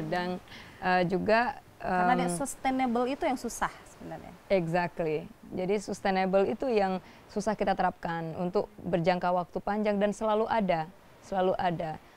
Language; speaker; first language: Indonesian; native; Indonesian